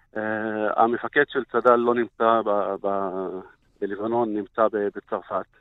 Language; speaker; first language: Hebrew; non-native, fluent; Arabic